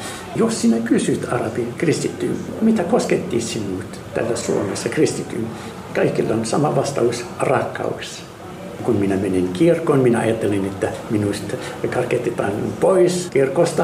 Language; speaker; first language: Finnish; non-native, learner; Arabic